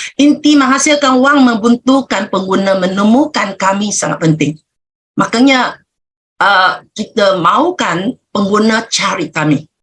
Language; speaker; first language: Malay; non-native, local second language; Chinese